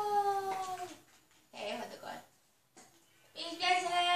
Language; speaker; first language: Italian; native; Italian